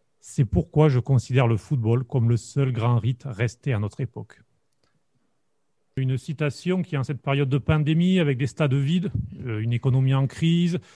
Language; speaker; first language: French; native; French